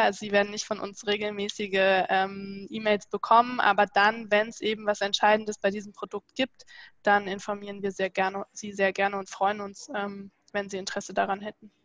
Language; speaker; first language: German; native; German